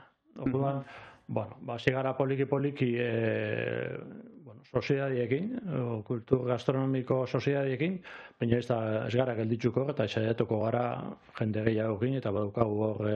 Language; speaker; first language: Basque; native; Basque